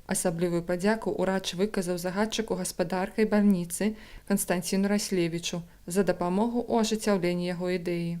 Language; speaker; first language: Belarusian; native; Belarusian